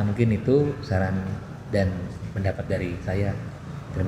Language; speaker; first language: Indonesian; non-native, local second language; Banjar